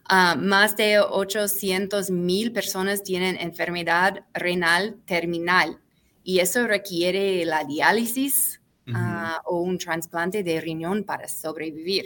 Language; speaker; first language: Spanish; non-native, fluent; English